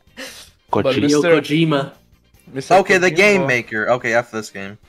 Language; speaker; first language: English; native; English